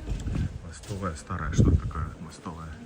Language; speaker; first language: Russian; early bilingual, heritage; Russian